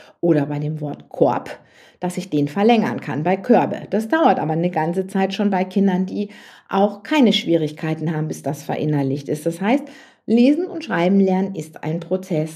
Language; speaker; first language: German; native; German